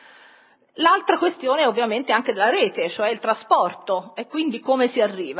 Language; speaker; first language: Italian; native; Italian